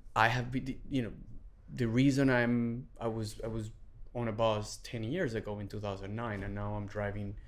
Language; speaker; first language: English; non-native, fluent; Spanish